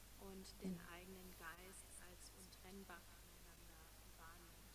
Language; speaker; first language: German; native; German